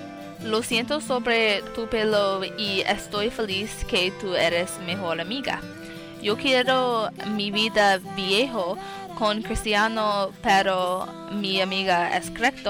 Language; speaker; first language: Spanish; non-native, learner; English